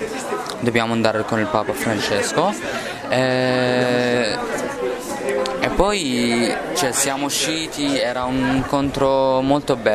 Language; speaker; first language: Italian; non-native, learner; Arabic